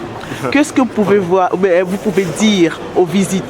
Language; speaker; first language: French; non-native, local second language; Lingala